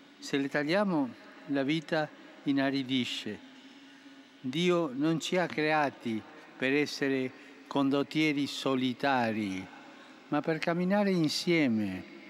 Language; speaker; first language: Italian; non-native, fluent; Spanish